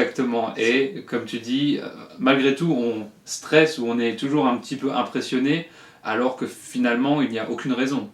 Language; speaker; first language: French; native; French